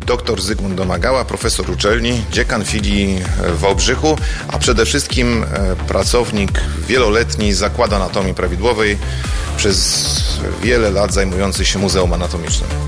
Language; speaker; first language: Polish; native; Polish